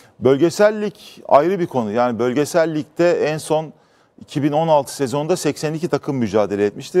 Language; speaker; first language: Turkish; native; Turkish